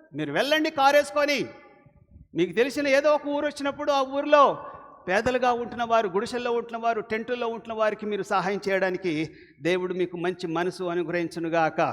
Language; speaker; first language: Telugu; non-native, local second language; Lambadi